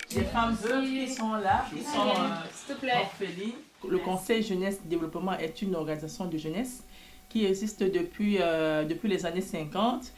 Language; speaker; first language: French; native; French